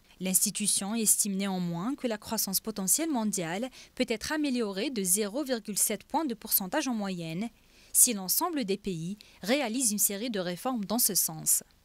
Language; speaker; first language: French; non-native, local second language; Arabic